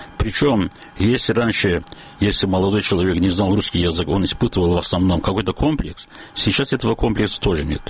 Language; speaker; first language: Russian; non-native, local second language; Azerbaijani